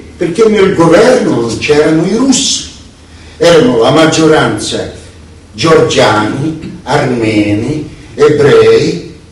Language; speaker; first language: Italian; non-native, fluent; Russian